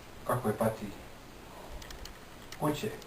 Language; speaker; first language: Bulgarian; non-native, learner; Finnish